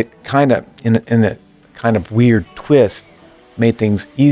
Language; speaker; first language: English; native; English